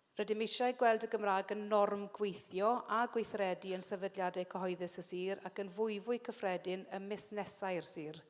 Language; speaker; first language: Welsh; native; Welsh